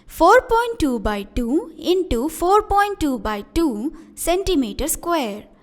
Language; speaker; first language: English; non-native, local second language; Kannada